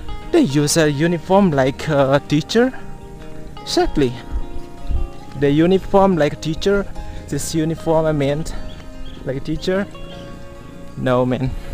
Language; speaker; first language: English; non-native, learner; Indonesian